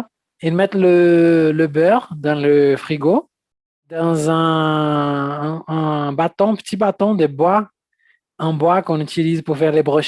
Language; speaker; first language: French; non-native, fluent; Portuguese